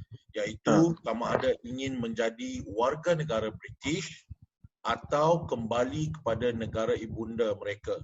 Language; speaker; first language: Malay; native; Malay